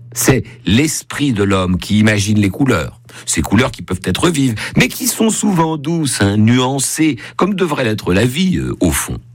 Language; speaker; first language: French; native; French